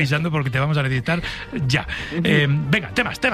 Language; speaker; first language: Spanish; native; Spanish